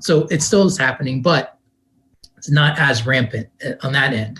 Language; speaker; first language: English; native; English